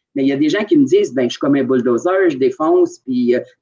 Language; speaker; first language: French; native; French